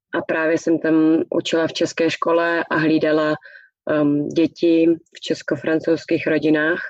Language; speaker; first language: Czech; native; Czech